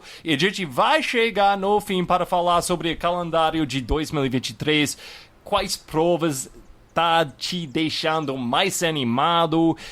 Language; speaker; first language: Portuguese; non-native, fluent; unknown